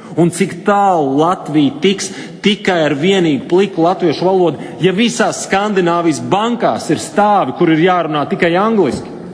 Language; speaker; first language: Latvian; native; Latvian